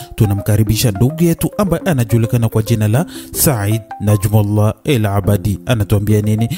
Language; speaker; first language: Swahili; native; Swahili